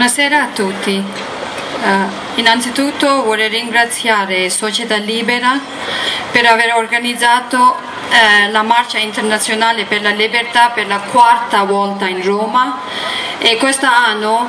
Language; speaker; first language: Italian; non-native, learner; Tibetan